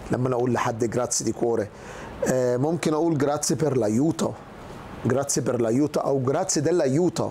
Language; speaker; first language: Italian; non-native, fluent; Arabic